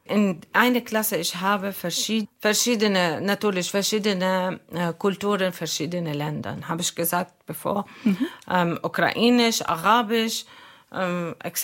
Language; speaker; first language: German; non-native, fluent; Arabic